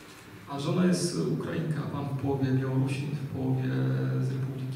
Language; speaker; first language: Polish; native; Polish